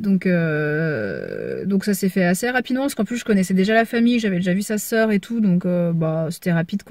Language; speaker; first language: French; native; French